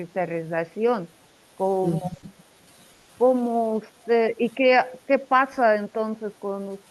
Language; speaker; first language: Spanish; non-native, learner; Russian